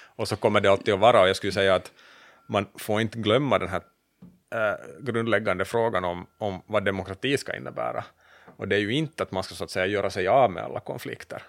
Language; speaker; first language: Swedish; native; Swedish